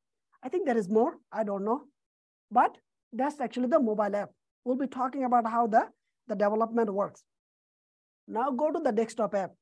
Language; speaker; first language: English; non-native, fluent; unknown